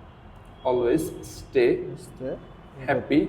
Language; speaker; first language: English; non-native, local second language; Bangla